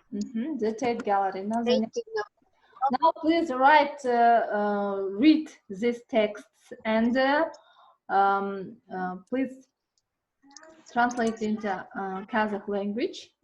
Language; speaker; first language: English; non-native, learner; Kazakh